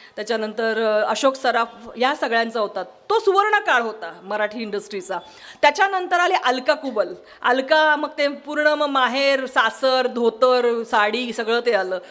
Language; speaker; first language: Marathi; non-native, local second language; Kannada